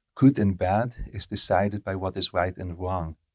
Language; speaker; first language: English; non-native, fluent; Dutch